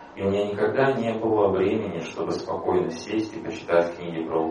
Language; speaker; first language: Russian; native; Russian